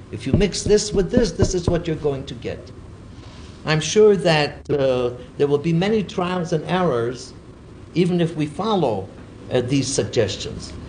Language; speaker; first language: English; native; English